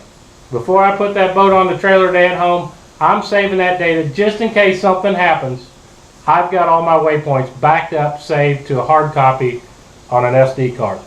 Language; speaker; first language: English; native; English